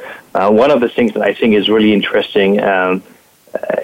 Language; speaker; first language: English; non-native, fluent; French